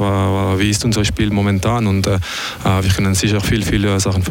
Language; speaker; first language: German; non-native, local second language; French